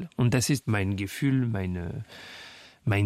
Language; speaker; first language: German; non-native, fluent; French